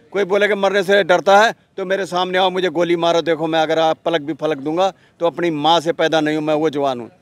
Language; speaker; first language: Hindi; native; Hindi